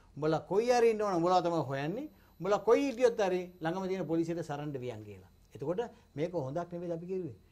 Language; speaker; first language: Sinhala; non-native, local second language; Tamil